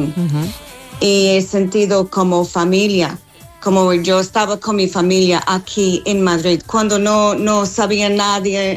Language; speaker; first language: Spanish; non-native, learner; English